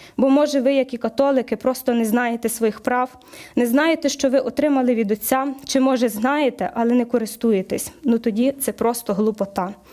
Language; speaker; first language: Ukrainian; native; Ukrainian